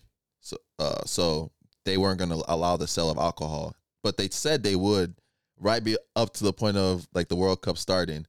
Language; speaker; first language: English; non-native, local second language; Igbo